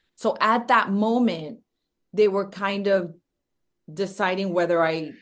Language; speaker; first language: English; early bilingual, other home language; Spanish